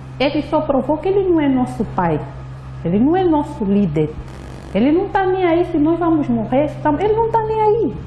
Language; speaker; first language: Portuguese; native; Portuguese